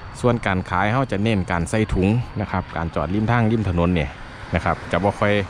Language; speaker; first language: Thai; non-native, local second language; Lao